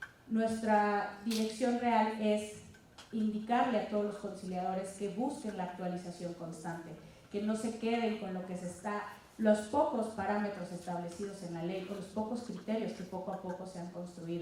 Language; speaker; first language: Spanish; native; Spanish